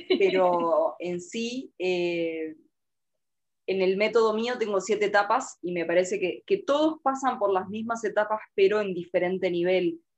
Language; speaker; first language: Spanish; native; Spanish